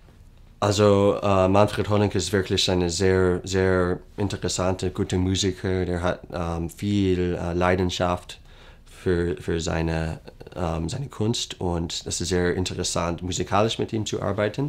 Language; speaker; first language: German; non-native, fluent; English